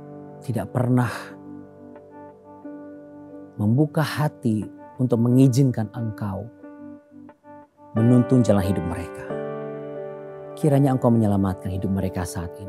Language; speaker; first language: Indonesian; native; Indonesian